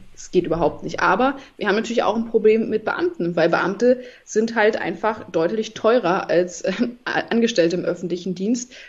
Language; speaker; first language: German; native; German